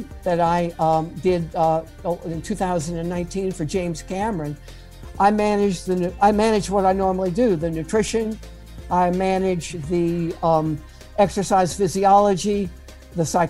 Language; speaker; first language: English; native; English